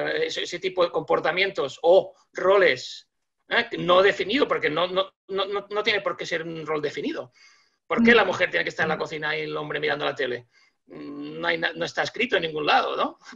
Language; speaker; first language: Spanish; native; Spanish